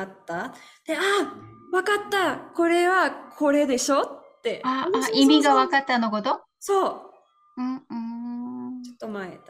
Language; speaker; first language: Japanese; non-native, fluent; Korean